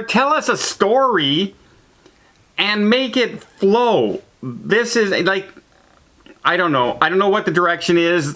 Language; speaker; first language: English; native; English